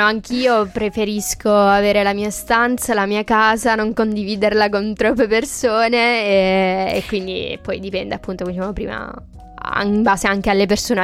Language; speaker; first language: Italian; native; Italian